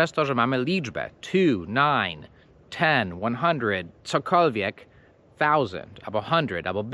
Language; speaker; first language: Polish; non-native, fluent; English